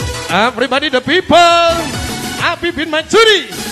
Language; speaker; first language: English; non-native, learner; Indonesian